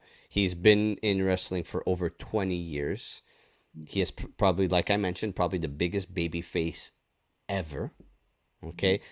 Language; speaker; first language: English; native; English